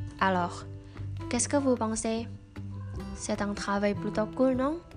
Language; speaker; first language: French; non-native, learner; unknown